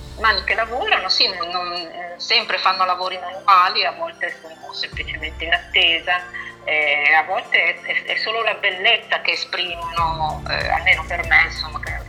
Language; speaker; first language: Italian; native; Italian